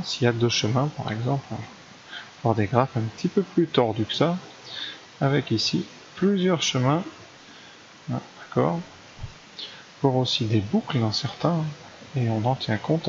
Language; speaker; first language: French; native; French